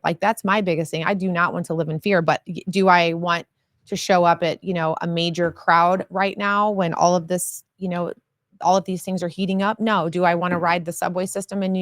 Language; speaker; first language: English; native; English